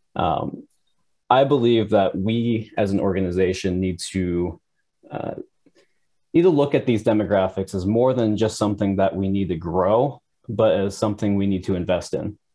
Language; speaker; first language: English; native; English